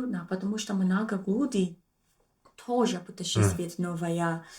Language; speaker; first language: Russian; non-native, learner; English